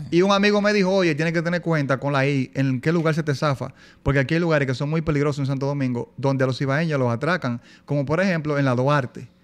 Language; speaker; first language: Spanish; native; Spanish